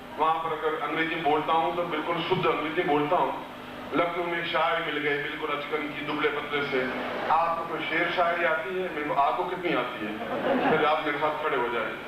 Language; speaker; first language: Hindi; native; Hindi